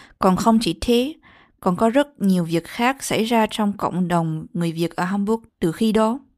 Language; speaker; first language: Vietnamese; early bilingual, heritage; Vietnamese